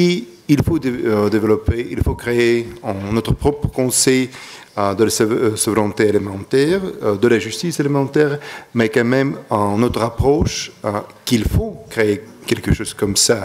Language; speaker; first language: French; non-native, fluent; Russian